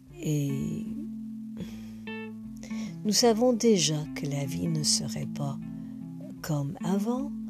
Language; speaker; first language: French; non-native, fluent; English